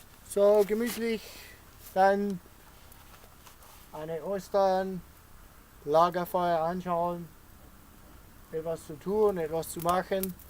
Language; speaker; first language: German; non-native, learner; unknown